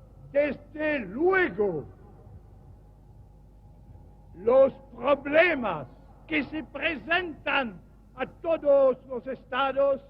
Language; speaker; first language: Spanish; non-native, fluent; French